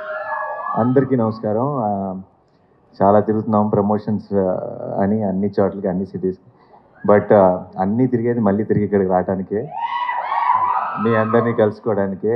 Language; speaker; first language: Telugu; native; Telugu